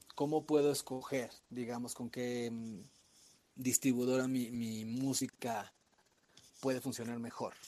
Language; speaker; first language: Spanish; native; Spanish